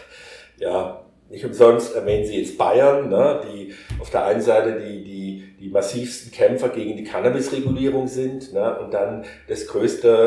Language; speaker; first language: German; native; German